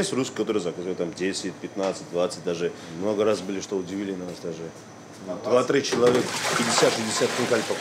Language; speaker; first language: Russian; non-native, fluent; Georgian